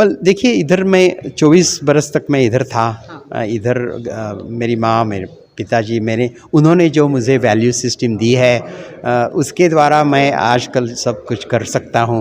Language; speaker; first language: Hindi; non-native, local second language; Marathi